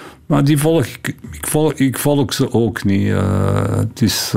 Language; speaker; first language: Dutch; non-native, local second language; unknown